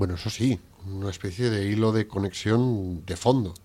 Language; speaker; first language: Spanish; native; Spanish